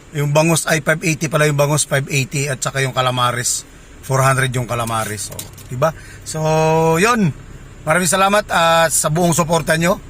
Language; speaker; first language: Filipino; non-native, local second language; Bikol